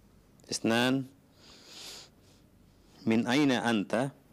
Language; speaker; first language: Arabic; non-native, learner; Indonesian